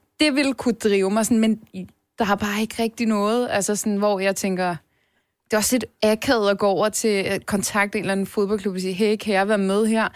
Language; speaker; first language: Danish; early bilingual, other home language; Turkish